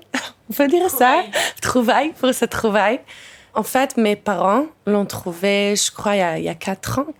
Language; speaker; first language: French; early bilingual, heritage; Hebrew